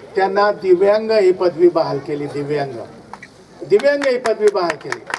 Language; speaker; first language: Marathi; native; Marathi